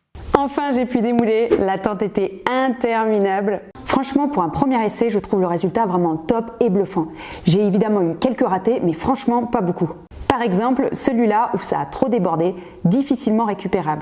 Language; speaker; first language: French; native; French